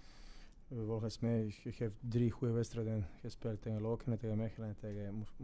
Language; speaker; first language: Dutch; non-native, fluent; Croatian